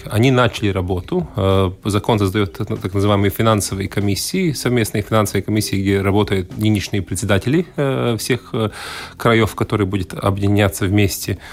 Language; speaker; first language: Russian; non-native, local second language; Latvian